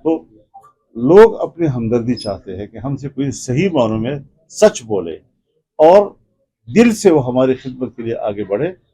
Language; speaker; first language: Urdu; non-native, local second language; Pashto